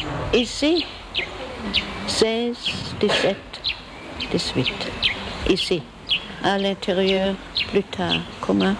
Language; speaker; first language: French; non-native, learner; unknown